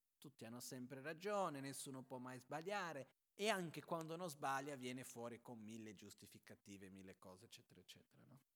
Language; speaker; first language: Italian; non-native, fluent; Portuguese